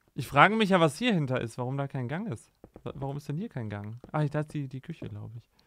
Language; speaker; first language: German; native; German